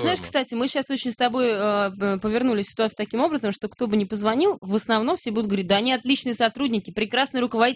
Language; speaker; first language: Russian; native; Russian